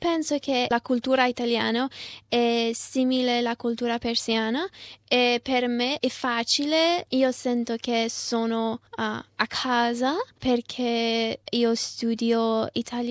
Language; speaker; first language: Italian; non-native, learner; Persian